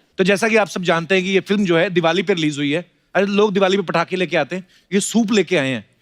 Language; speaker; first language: Hindi; non-native, local second language; Punjabi